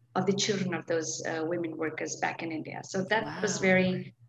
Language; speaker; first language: English; non-native, local second language; Hindi